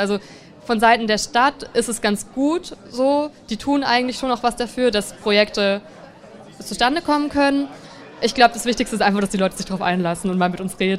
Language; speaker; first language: German; native; German